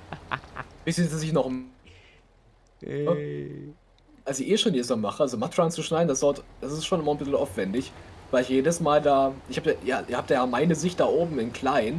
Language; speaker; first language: German; native; German